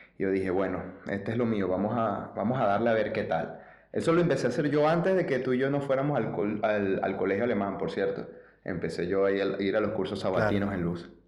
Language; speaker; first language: Spanish; native; Spanish